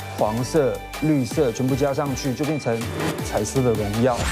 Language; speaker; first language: Chinese; native; Chinese